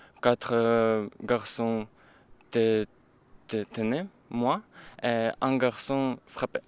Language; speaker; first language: French; non-native, learner; Ukrainian